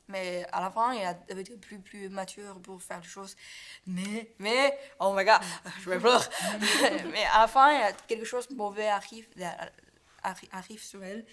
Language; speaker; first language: French; non-native, learner; Chinese